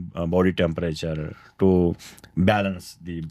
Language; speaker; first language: English; non-native, local second language; Kannada